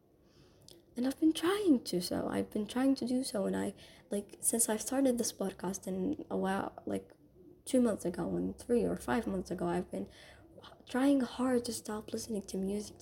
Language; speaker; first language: English; non-native, fluent; Somali